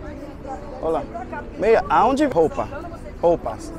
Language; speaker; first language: Portuguese; non-native, learner; English